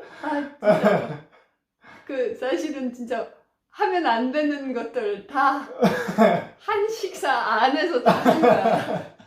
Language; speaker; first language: Korean; non-native, learner; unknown